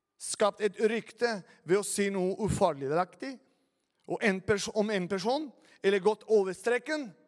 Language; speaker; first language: Norwegian; non-native, fluent; Spanish